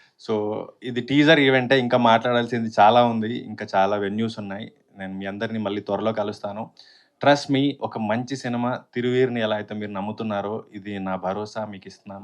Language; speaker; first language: Telugu; native; Telugu